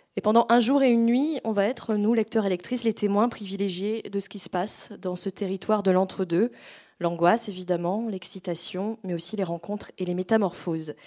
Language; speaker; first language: French; native; French